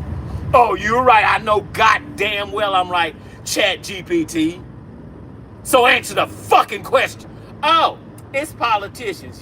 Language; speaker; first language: English; native; English